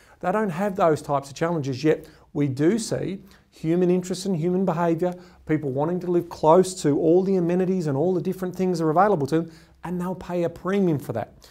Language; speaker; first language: English; native; English